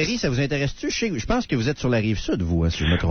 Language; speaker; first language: French; native; French